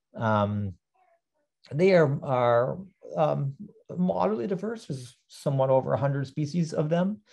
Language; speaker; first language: English; native; English